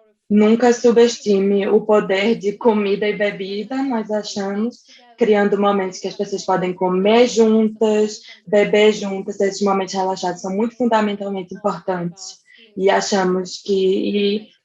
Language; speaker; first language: Portuguese; non-native, fluent; English